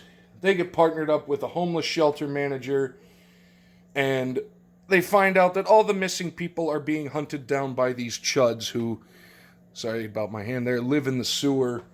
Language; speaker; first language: English; native; English